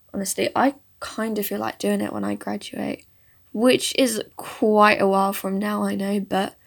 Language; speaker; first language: English; early bilingual, other home language; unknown